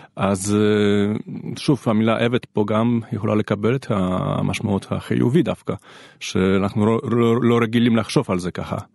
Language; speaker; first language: Hebrew; non-native, fluent; Polish